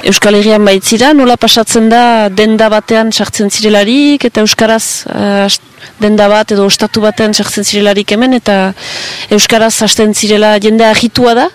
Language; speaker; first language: Basque; native; Basque